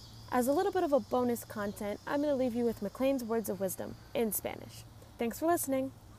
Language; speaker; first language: English; native; English